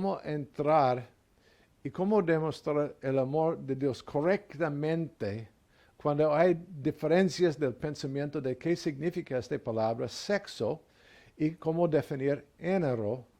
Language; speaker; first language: Spanish; non-native, fluent; English